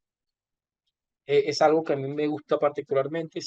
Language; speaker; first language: Spanish; native; Spanish